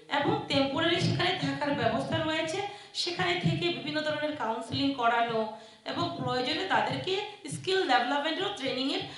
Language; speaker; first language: Bangla; non-native, local second language; Chakma